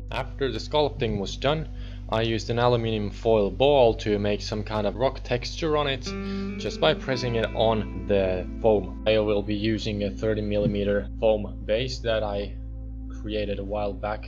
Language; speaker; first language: English; non-native, fluent; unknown